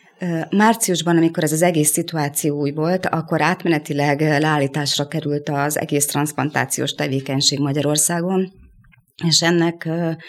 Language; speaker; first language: Hungarian; native; Hungarian